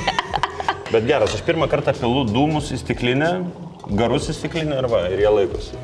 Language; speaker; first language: Lithuanian; native; Lithuanian